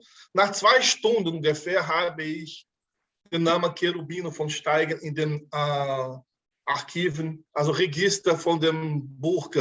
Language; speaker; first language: German; non-native, fluent; Portuguese